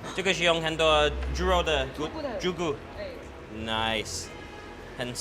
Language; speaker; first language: Chinese; non-native, learner; English